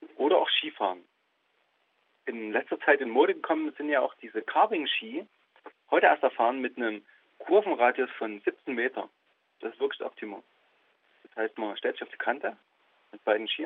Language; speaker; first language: German; native; German